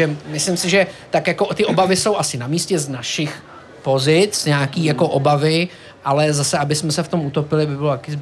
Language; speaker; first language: Czech; native; Czech